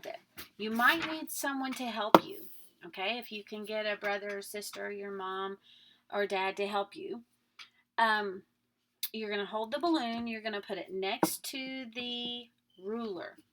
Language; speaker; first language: English; native; English